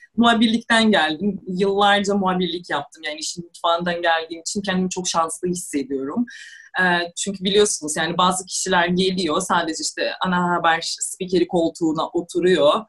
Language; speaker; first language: Turkish; non-native, fluent; Russian